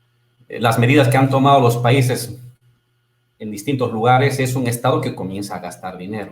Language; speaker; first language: Spanish; native; Spanish